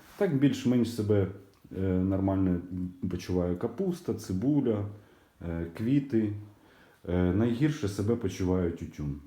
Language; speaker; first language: Ukrainian; native; Ukrainian